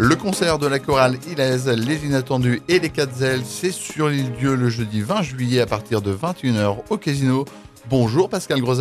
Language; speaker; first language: French; native; French